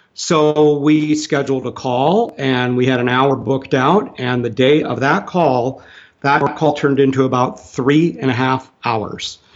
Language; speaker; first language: English; native; English